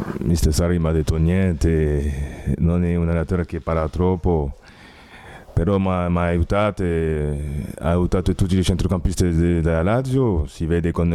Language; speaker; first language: Italian; non-native, learner; French